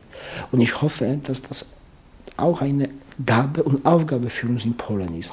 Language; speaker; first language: German; non-native, fluent; Polish